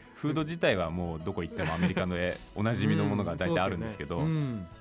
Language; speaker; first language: Japanese; native; Japanese